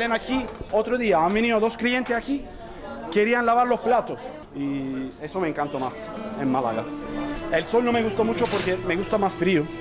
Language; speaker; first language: Spanish; non-native, learner; Turkish